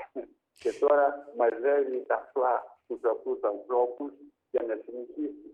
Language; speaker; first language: Greek; non-native, learner; Ukrainian